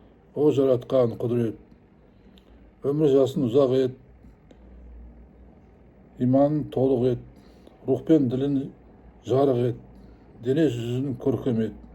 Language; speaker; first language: Kazakh; native; Kazakh